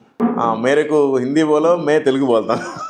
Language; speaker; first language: Hindi; non-native, learner; Telugu